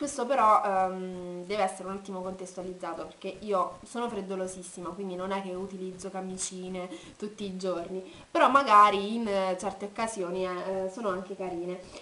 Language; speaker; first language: Italian; native; Italian